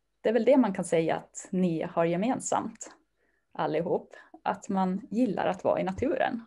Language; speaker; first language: Swedish; native; Swedish